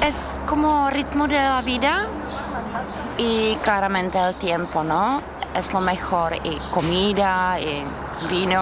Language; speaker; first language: Spanish; non-native, learner; Czech